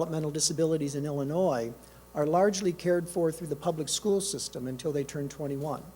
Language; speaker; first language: English; native; English